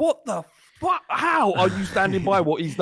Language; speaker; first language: English; native; English